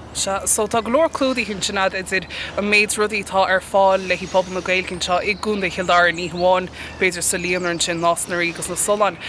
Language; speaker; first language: Irish; native; Irish